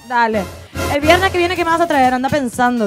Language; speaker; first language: Spanish; native; Spanish